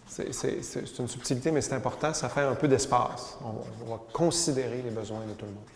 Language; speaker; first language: French; native; French